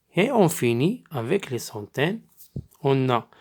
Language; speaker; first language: French; non-native, local second language; Arabic